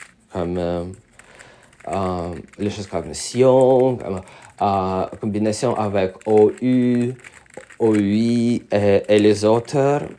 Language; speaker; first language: French; non-native, learner; Russian